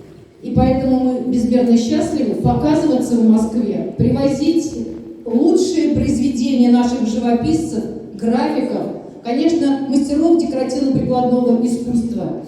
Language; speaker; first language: Russian; native; Russian